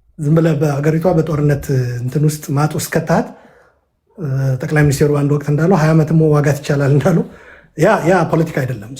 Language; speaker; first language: Amharic; non-native, local second language; Tigrinya